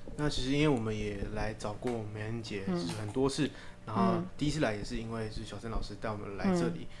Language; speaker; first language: Chinese; native; Chinese